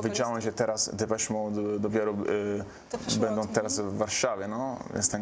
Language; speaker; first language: Polish; non-native, learner; Italian